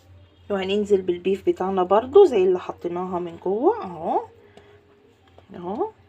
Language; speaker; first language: Arabic; native; Arabic